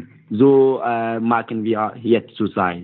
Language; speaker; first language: German; non-native, learner; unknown